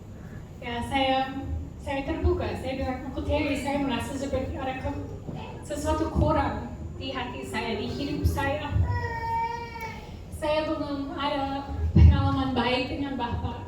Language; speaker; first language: Indonesian; non-native, fluent; English